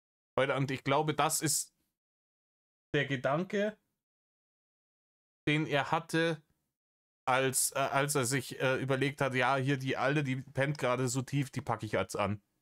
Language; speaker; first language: German; native; German